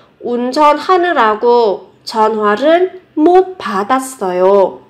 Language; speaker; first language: Korean; non-native, fluent; Vietnamese